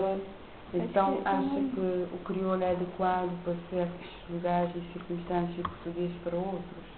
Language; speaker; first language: Portuguese; non-native, local second language; Kabuverdianu